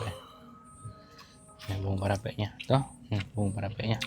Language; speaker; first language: Malay; native; Malay